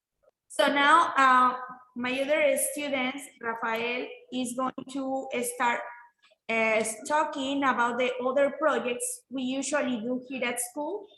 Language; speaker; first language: English; non-native, fluent; Spanish